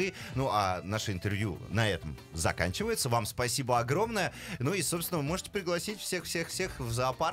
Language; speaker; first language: Russian; native; Russian